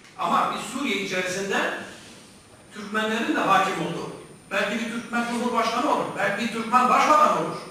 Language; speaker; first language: Turkish; native; Turkish